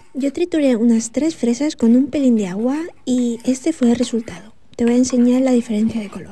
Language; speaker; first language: Spanish; native; Spanish